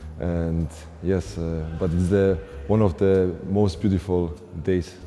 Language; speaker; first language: English; non-native, fluent; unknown